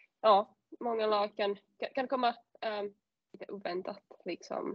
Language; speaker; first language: Swedish; non-native, fluent; Czech